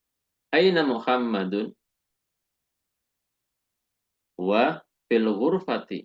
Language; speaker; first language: Arabic; non-native, learner; Indonesian